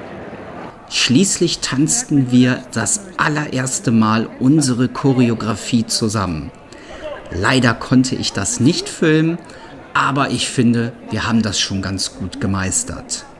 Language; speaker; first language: German; native; German